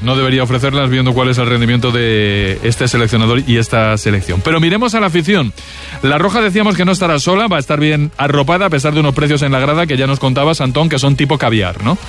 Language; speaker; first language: Spanish; native; Spanish